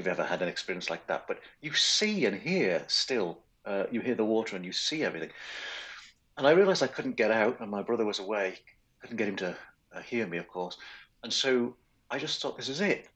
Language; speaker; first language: English; native; English